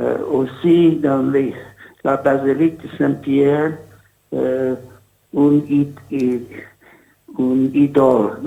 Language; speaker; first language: French; non-native, learner; English